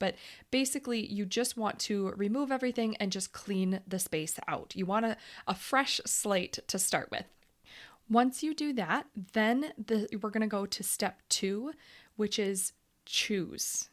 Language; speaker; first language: English; native; English